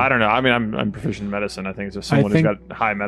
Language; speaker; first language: English; native; English